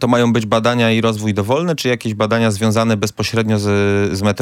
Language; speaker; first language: Polish; native; Polish